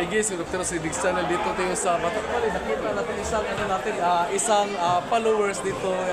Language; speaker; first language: Filipino; non-native, local second language; Cebuano